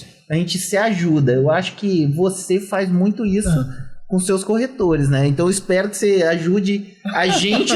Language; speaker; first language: Portuguese; native; Portuguese